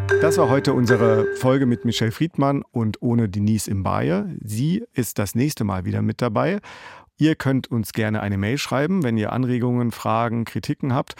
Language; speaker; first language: German; native; German